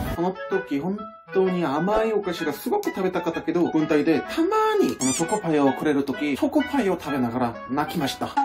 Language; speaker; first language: Japanese; non-native, fluent; Korean